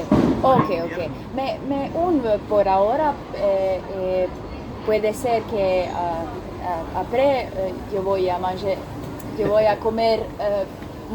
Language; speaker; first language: Spanish; non-native, learner; Croatian